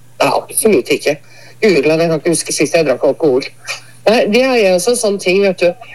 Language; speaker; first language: Norwegian; native; Norwegian